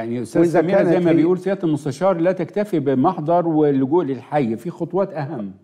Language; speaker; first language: Arabic; native; Arabic